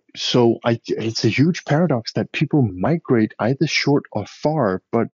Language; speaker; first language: English; non-native, fluent; Danish